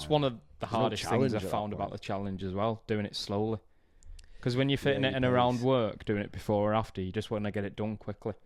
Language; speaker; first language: English; native; English